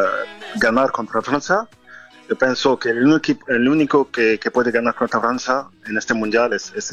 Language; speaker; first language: Spanish; non-native, fluent; French